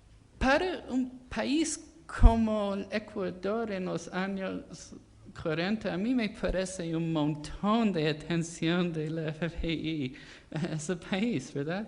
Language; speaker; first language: Spanish; non-native, fluent; English